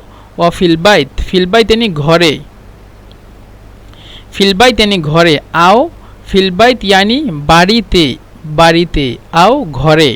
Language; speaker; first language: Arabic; non-native, fluent; Bangla